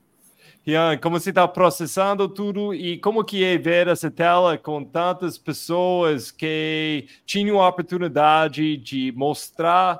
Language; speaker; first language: Portuguese; non-native, fluent; English